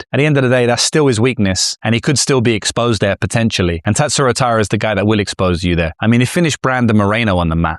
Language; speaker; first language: English; native; English